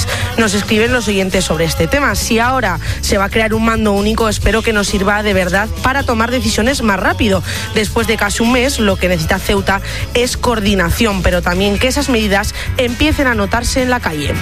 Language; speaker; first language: Spanish; native; Spanish